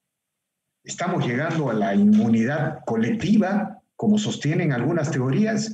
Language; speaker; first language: Spanish; native; Spanish